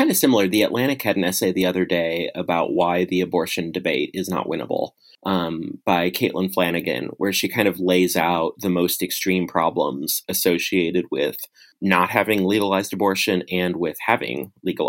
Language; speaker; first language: English; native; English